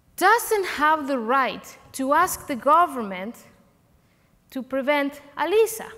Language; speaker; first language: English; non-native, fluent; Spanish